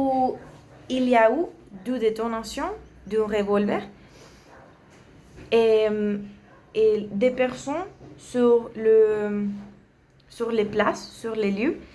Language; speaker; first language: French; non-native, learner; Spanish